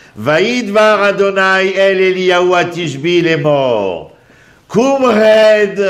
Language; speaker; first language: Hebrew; non-native, fluent; French